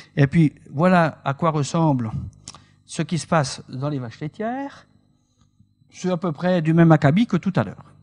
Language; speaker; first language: French; native; French